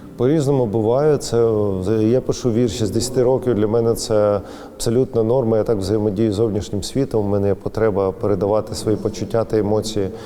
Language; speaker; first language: Ukrainian; non-native, local second language; Russian